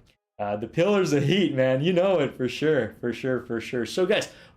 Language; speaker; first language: English; native; English